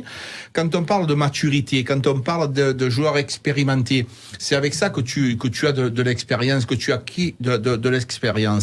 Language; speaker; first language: French; native; French